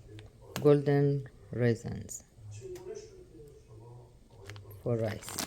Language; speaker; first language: English; non-native, learner; Persian